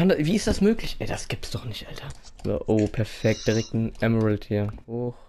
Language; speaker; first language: German; native; German